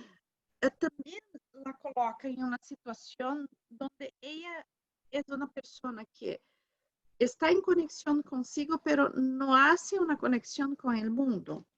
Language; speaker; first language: Spanish; non-native, learner; Portuguese